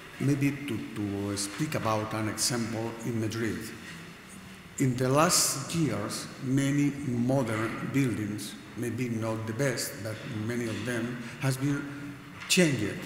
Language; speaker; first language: English; non-native, learner; Spanish